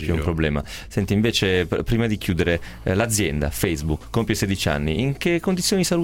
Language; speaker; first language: Italian; native; Italian